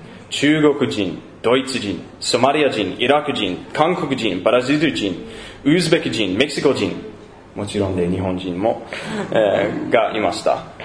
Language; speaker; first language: Japanese; non-native, learner; English